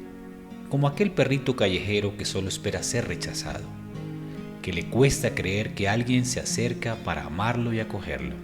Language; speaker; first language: Spanish; native; Spanish